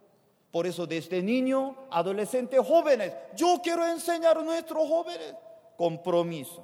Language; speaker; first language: Spanish; non-native, fluent; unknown